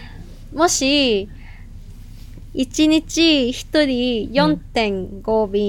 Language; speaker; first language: Japanese; non-native, fluent; Cantonese